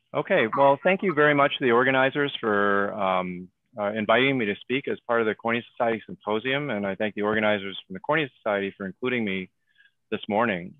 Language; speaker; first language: English; native; English